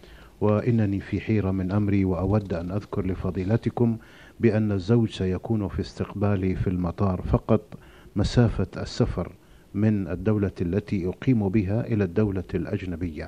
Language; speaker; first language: Arabic; native; Arabic